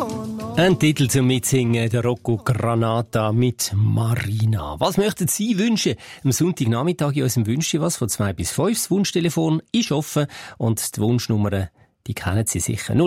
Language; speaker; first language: German; native; German